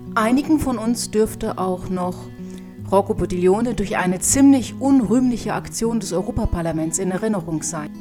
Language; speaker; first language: German; native; German